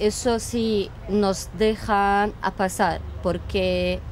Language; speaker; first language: Spanish; non-native, fluent; Arabic